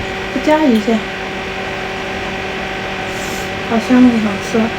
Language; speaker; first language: Chinese; non-native, fluent; Indonesian